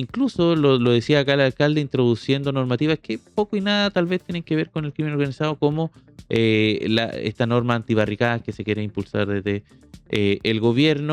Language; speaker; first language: Spanish; native; Spanish